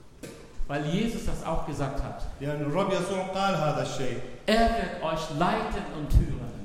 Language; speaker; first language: German; non-native, fluent; Arabic